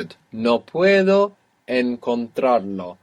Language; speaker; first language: Spanish; non-native, fluent; English